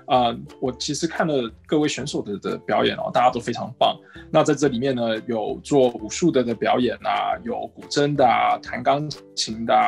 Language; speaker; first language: Chinese; native; Chinese